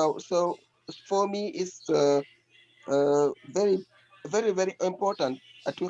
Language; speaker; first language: English; non-native, learner; French